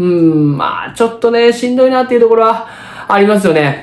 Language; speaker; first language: Japanese; native; Japanese